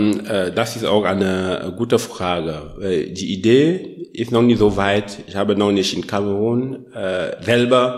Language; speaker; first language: German; non-native, learner; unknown